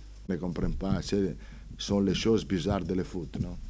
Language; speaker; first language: French; non-native, fluent; Italian